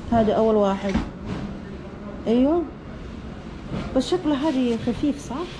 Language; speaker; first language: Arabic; non-native, learner; Indonesian